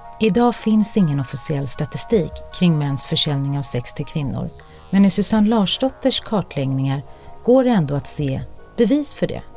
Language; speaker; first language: Swedish; native; Swedish